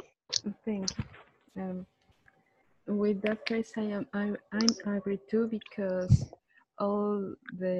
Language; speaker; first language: English; non-native, learner; Spanish